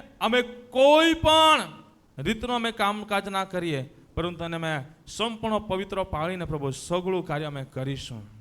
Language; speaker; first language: Gujarati; non-native, local second language; Gamit